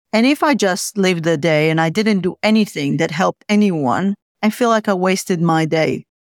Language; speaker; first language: English; non-native, fluent; Hebrew